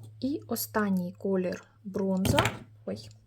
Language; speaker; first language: Ukrainian; native; Ukrainian